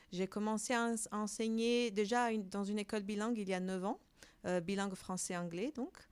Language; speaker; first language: French; non-native, fluent; Portuguese